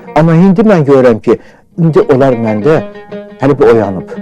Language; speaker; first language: Azerbaijani; native; Azerbaijani